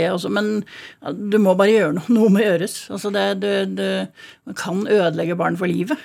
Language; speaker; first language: Norwegian; native; Norwegian